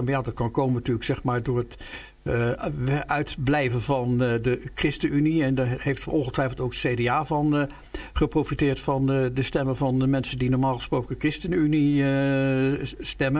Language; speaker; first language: Dutch; native; Dutch